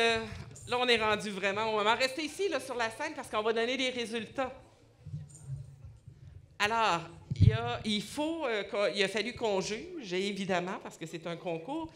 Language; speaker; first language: French; native; French